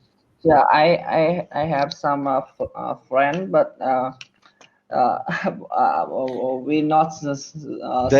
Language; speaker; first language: English; non-native, learner; Vietnamese